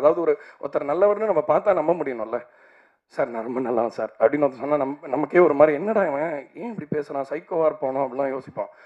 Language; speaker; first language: Tamil; native; Tamil